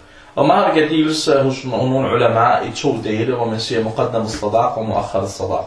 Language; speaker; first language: Danish; early bilingual, other home language; Arabic